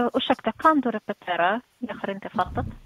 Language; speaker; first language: Swedish; non-native, fluent; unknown